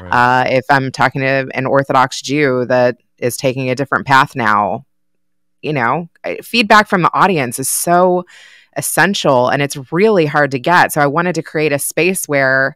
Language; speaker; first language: English; native; English